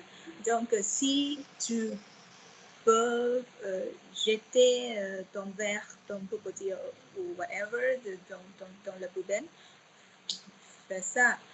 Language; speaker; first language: French; non-native, fluent; Vietnamese